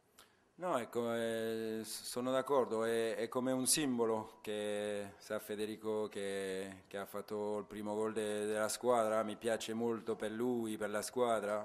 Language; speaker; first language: Italian; non-native, fluent; French